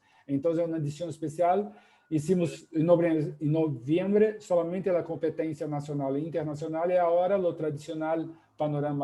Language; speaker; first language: Spanish; non-native, fluent; Portuguese